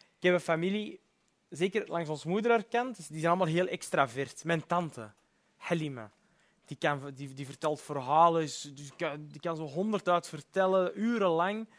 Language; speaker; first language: Dutch; early bilingual, other home language; Berber languages